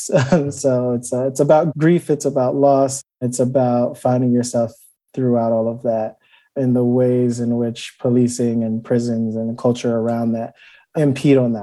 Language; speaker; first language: English; native; English